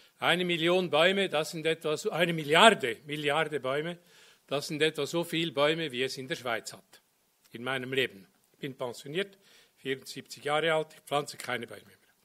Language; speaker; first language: German; native; German